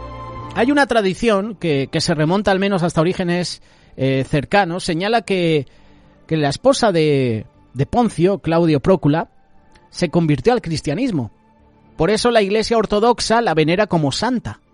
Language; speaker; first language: Spanish; native; Spanish